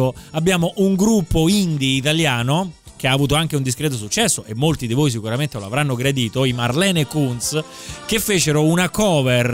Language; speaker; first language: Italian; native; Italian